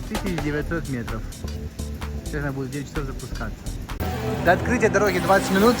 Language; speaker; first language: Russian; native; Russian